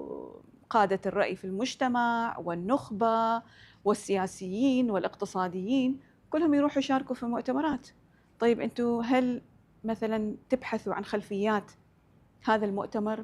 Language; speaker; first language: Arabic; native; Arabic